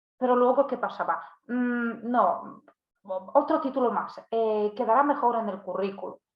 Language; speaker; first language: Spanish; non-native, fluent; Polish